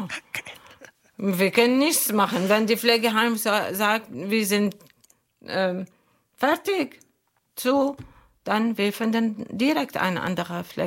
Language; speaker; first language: German; non-native, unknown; Arabic